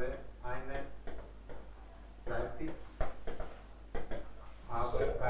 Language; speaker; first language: German; non-native, learner; Hindi